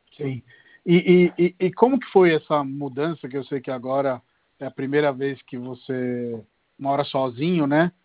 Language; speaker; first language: Portuguese; non-native, fluent; Italian